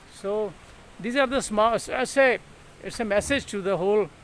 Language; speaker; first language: English; non-native, local second language; Punjabi